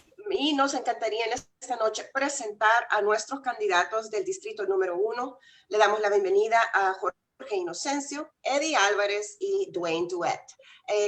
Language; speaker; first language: Spanish; native; Spanish